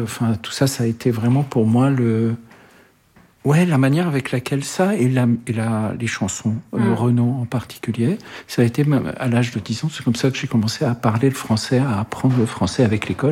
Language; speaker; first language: French; early bilingual, other home language; Arabic